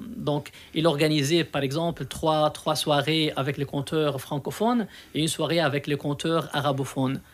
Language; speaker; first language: French; non-native, local second language; Arabic